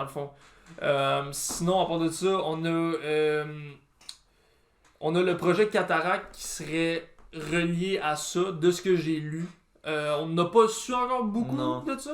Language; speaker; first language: French; native; French